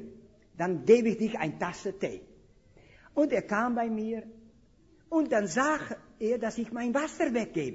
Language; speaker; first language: German; non-native, fluent; Dutch